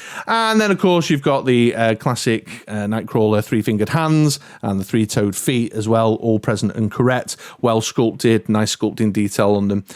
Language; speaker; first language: English; native; English